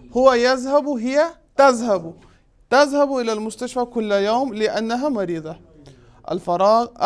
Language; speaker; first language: Arabic; non-native, fluent; Urdu